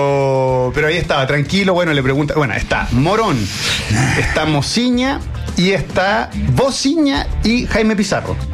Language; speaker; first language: Spanish; native; Spanish